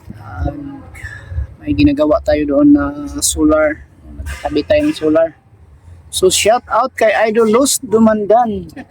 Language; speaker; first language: Filipino; non-native, local second language; Cebuano